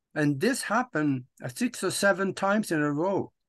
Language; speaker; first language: English; non-native, fluent; Norwegian